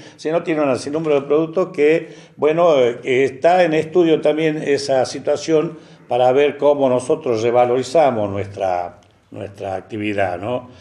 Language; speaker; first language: Spanish; native; Spanish